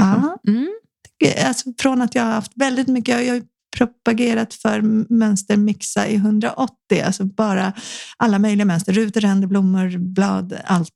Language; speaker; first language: Swedish; native; Swedish